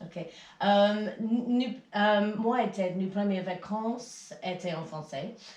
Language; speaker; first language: French; non-native, learner; English